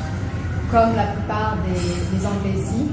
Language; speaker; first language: French; early bilingual, other home language; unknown